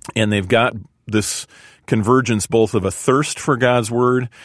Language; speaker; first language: English; native; English